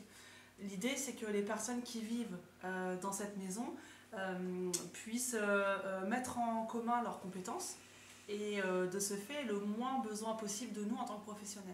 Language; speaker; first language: French; native; French